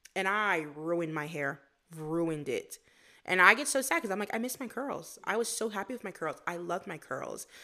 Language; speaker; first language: English; native; English